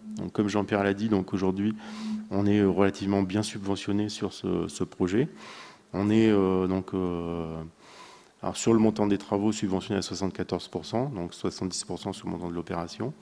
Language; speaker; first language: French; native; French